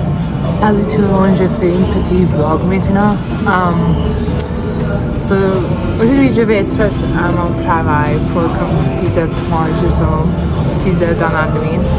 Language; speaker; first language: French; non-native, local second language; English